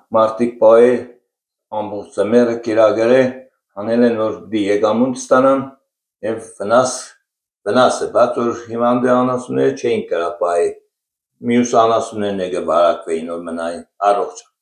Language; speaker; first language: Armenian; native; Armenian